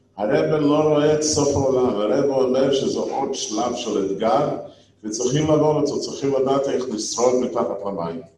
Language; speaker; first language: Hebrew; non-native, fluent; English